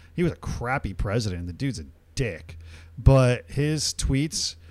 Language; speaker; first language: English; early bilingual, other home language; Hindi